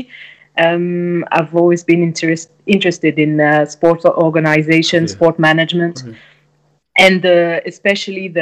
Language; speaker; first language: English; non-native, fluent; French